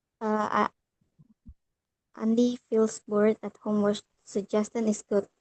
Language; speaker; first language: English; non-native, learner; Indonesian